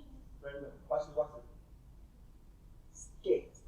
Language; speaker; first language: English; non-native, fluent; Thai